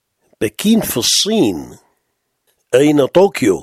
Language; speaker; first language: Arabic; non-native, fluent; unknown